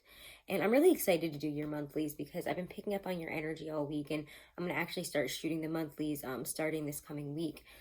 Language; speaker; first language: English; native; English